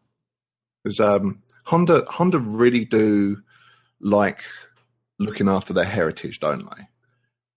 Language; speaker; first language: English; native; English